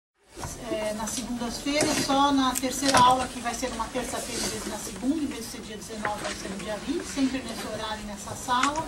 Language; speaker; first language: Portuguese; native; Portuguese